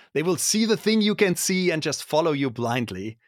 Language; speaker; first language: English; non-native, fluent; German